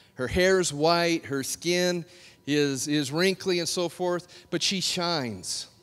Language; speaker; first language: English; native; English